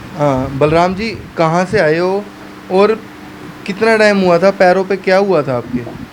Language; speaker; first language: Hindi; non-native, local second language; Punjabi